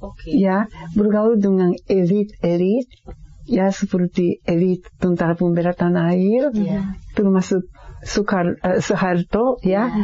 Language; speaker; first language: Indonesian; non-native, fluent; Japanese